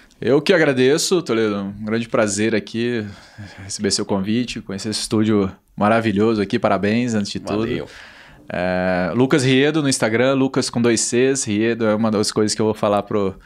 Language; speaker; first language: Portuguese; native; Portuguese